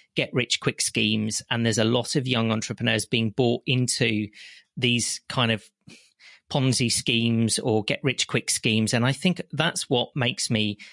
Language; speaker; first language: English; native; English